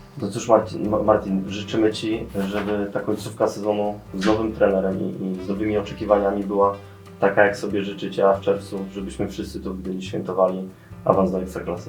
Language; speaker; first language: Polish; native; Polish